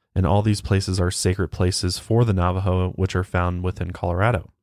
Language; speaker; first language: English; native; English